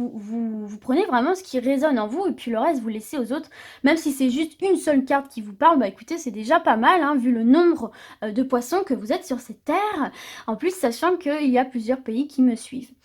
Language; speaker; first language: French; native; French